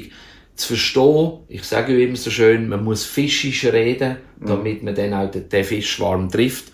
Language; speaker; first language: German; native; German